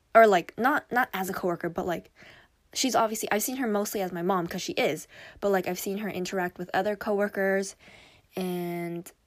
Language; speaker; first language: English; early bilingual, other home language; Korean